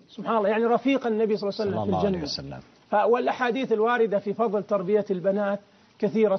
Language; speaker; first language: Arabic; native; Arabic